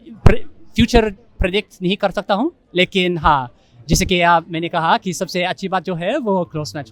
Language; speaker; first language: Hindi; non-native, fluent; English